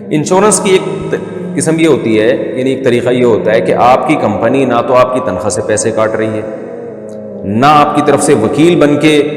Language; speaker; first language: Urdu; native; Urdu